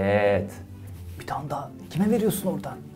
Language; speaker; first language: Turkish; native; Turkish